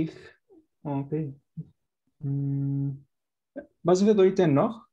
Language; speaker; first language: German; non-native, learner; Spanish